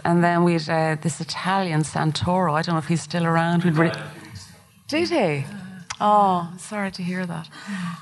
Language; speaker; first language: English; native; English